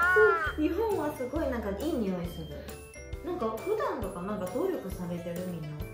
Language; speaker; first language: Japanese; non-native, local second language; Chinese